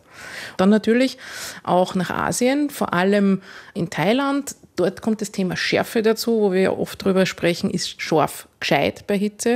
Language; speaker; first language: German; native; German